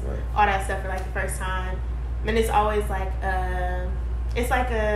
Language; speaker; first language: English; native; English